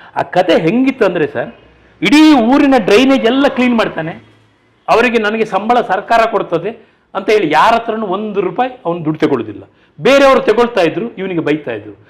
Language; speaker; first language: Kannada; non-native, local second language; Tulu